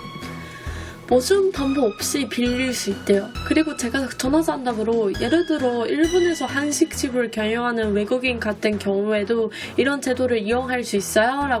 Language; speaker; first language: Korean; non-native, fluent; Japanese